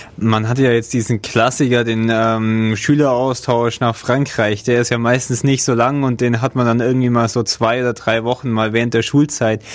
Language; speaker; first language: German; native; German